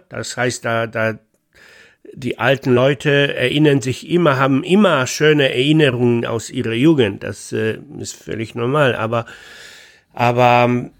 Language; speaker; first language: German; non-native, fluent; Polish